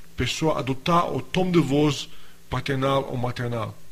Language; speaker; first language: Portuguese; non-native, fluent; English